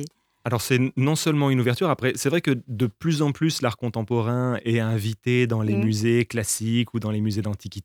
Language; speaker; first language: French; native; French